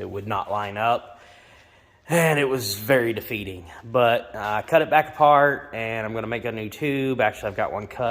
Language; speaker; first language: English; native; English